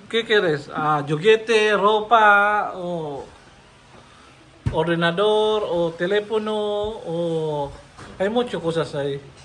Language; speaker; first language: Spanish; non-native, learner; Filipino